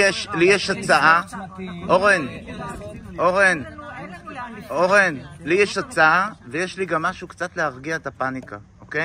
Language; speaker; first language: Hebrew; native; Hebrew